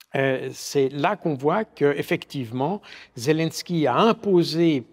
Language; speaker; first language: French; native; French